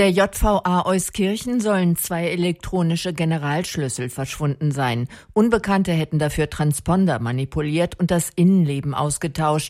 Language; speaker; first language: German; native; German